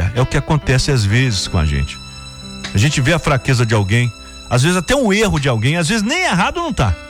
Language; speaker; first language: Portuguese; native; Portuguese